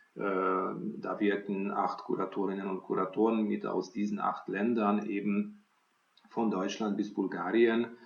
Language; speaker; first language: German; non-native, fluent; Hungarian